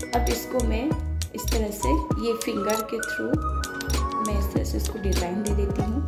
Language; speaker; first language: Hindi; non-native, local second language; Bangla